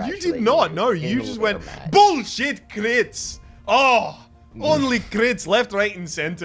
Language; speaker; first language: English; native; English